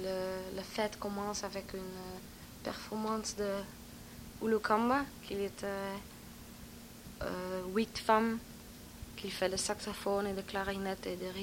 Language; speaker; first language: French; non-native, learner; Dutch